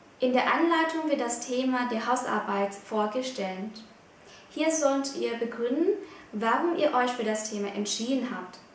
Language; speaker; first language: German; non-native, fluent; Vietnamese